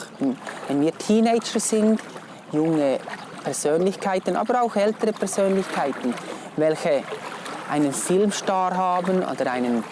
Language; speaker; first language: German; non-native, fluent; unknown